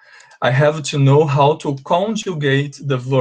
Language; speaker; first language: English; non-native, fluent; Portuguese